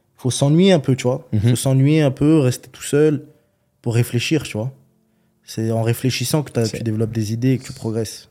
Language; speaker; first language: French; early bilingual, other home language; Chechen